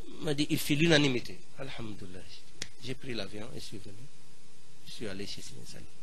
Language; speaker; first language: French; non-native, local second language; Arabic